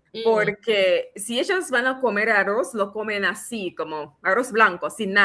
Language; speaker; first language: Spanish; non-native, fluent; English